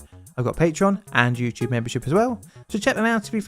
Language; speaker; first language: English; native; English